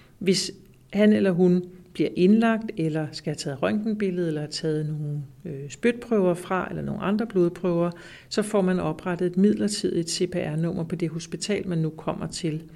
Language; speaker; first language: Danish; native; Danish